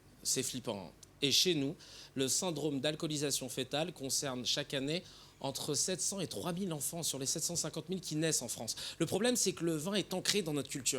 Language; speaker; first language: French; native; French